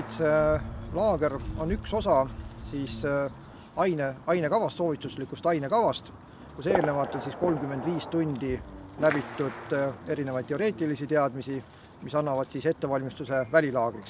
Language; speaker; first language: Estonian; native; Estonian